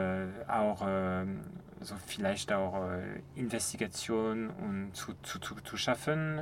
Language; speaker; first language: German; non-native, fluent; French